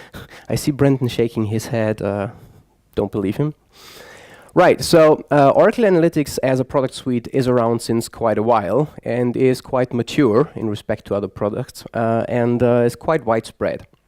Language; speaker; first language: English; non-native, fluent; German